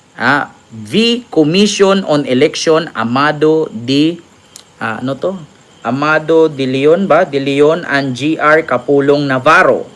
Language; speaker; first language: Filipino; native; Filipino